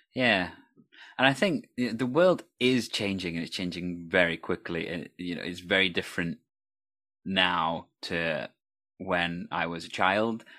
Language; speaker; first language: English; native; English